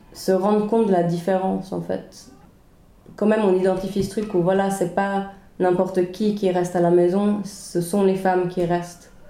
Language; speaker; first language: French; early bilingual, other home language; Swedish